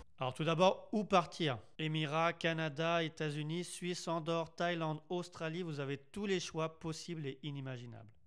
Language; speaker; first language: French; native; French